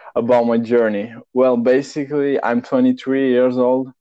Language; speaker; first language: English; non-native, fluent; Romanian